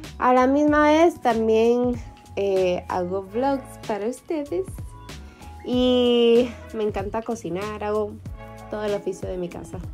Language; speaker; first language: Spanish; early bilingual, heritage; Spanish